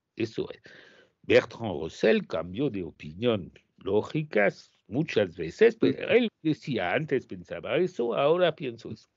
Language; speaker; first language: Spanish; non-native, fluent; French